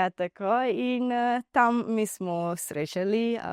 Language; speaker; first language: Slovenian; non-native, learner; Divehi